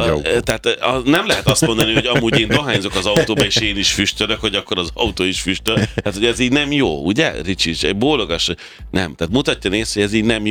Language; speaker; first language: Hungarian; native; Hungarian